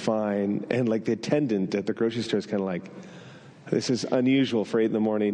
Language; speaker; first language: English; non-native, fluent; French